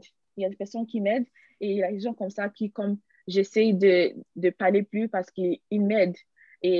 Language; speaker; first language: French; non-native, learner; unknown